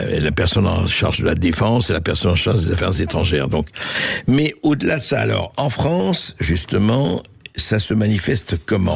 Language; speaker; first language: French; native; French